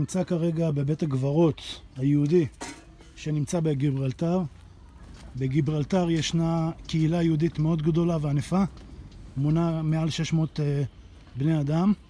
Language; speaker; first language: Hebrew; native; Hebrew